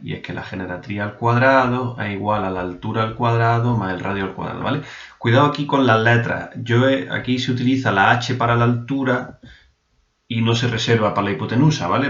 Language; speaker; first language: Spanish; native; Spanish